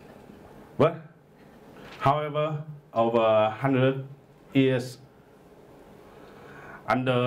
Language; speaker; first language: English; non-native, learner; Vietnamese